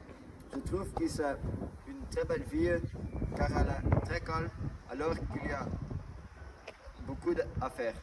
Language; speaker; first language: French; non-native, local second language; Dutch